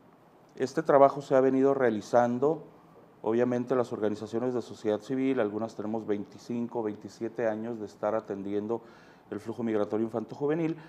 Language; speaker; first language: Spanish; native; Spanish